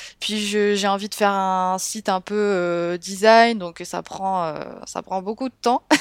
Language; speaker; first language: French; native; French